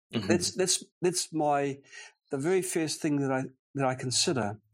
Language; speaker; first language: English; native; English